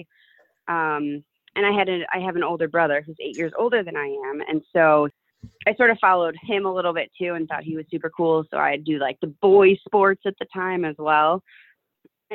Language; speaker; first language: English; native; English